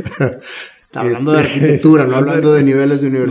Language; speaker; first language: Spanish; native; Spanish